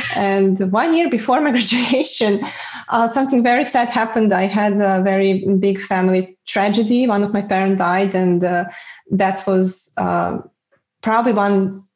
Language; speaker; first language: English; non-native, fluent; Serbian